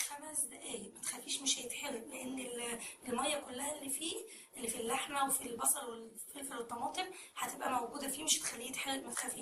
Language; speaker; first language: Arabic; native; Arabic